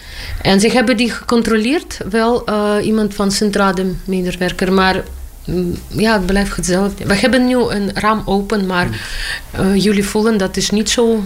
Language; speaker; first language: Dutch; non-native, learner; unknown